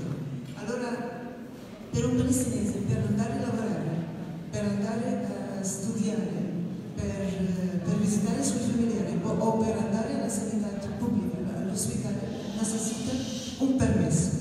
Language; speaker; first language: Italian; non-native, fluent; Arabic